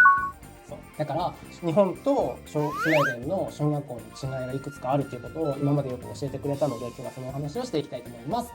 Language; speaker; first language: Japanese; native; Japanese